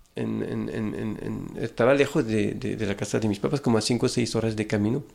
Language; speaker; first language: Spanish; non-native, fluent; French